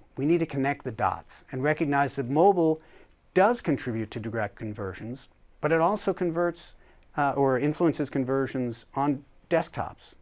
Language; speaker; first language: English; native; English